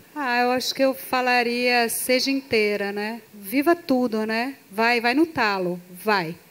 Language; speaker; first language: Portuguese; native; Portuguese